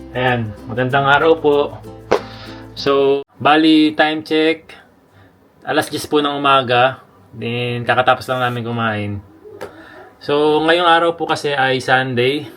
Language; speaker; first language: Filipino; native; Filipino